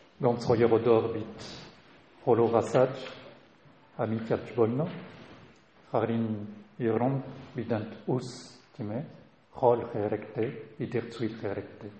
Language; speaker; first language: Mongolian; non-native, learner; French